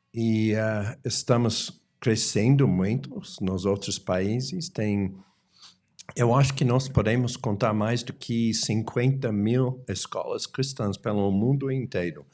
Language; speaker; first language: Portuguese; non-native, fluent; English